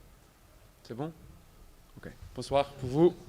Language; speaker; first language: French; non-native, learner; Portuguese